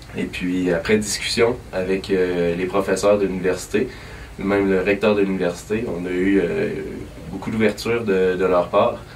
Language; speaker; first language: French; native; French